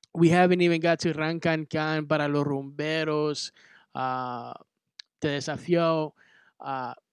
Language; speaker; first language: English; early bilingual, other home language; Spanish